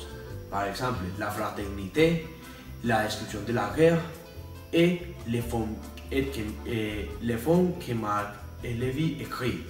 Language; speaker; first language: French; non-native, learner; Spanish